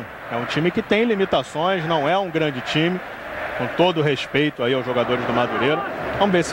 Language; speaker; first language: Portuguese; native; Portuguese